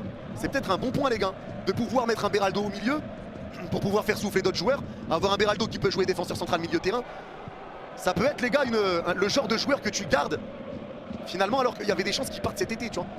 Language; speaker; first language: French; native; French